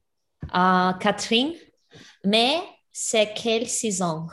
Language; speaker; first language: French; non-native, learner; English